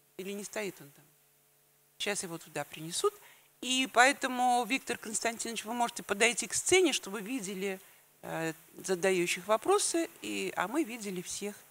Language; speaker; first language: Russian; native; Russian